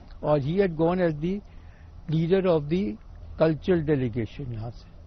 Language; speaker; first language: Urdu; native; Urdu